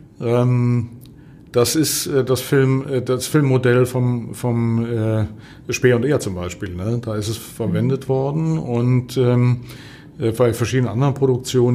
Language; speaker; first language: German; native; German